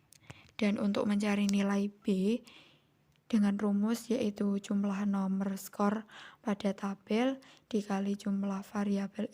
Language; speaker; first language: Indonesian; native; Indonesian